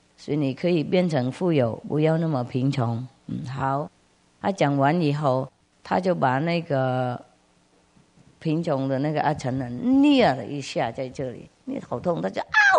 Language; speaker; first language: Chinese; non-native, fluent; Vietnamese